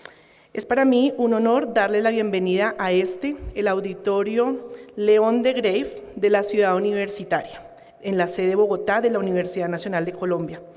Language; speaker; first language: Spanish; native; Spanish